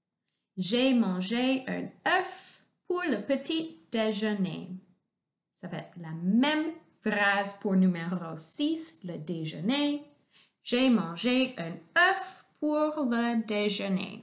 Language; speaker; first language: French; non-native, fluent; English